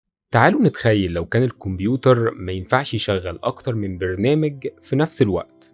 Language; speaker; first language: Arabic; native; Arabic